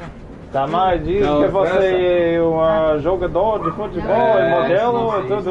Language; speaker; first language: Portuguese; non-native, learner; English